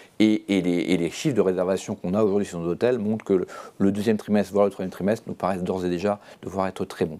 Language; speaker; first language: French; native; French